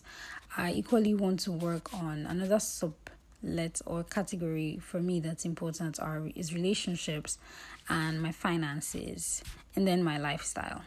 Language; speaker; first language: English; non-native, local second language; Yoruba